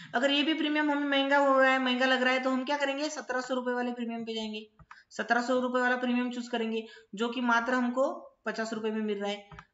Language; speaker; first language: Hindi; non-native, local second language; Marathi